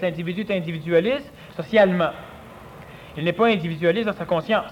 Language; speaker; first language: French; native; French